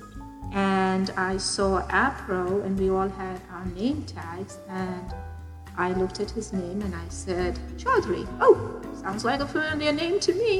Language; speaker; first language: English; non-native, local second language; Urdu